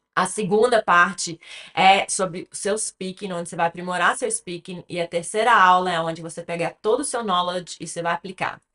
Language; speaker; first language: Portuguese; early bilingual, other home language; English